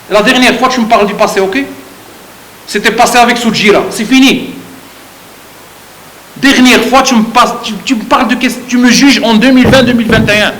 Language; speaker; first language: French; non-native, fluent; Arabic